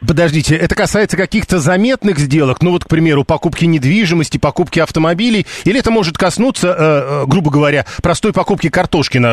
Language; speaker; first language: Russian; native; Russian